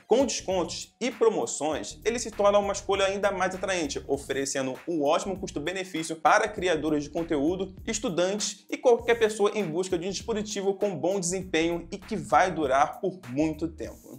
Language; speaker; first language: Portuguese; native; Portuguese